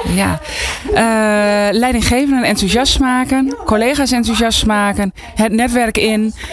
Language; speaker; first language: Dutch; native; Dutch